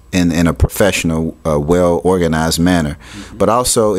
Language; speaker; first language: English; native; English